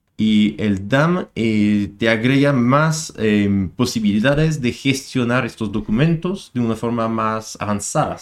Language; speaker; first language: Spanish; non-native, fluent; French